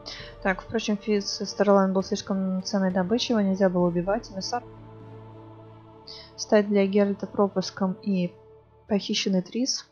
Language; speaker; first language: Russian; native; Russian